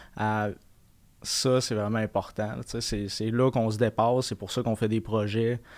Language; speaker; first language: French; native; French